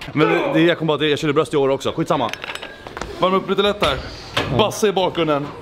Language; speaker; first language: Swedish; native; Swedish